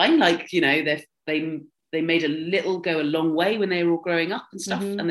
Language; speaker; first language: English; native; English